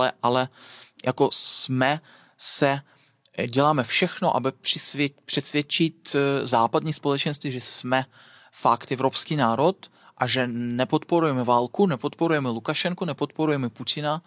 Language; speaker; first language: Czech; non-native, fluent; Belarusian